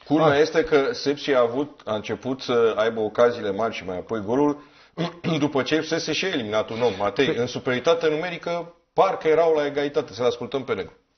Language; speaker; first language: Romanian; native; Romanian